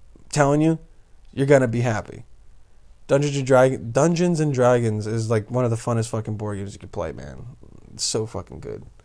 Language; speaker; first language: English; early bilingual, other home language; Bosnian